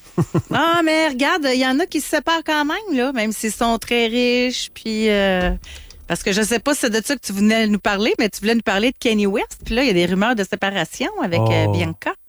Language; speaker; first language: French; native; French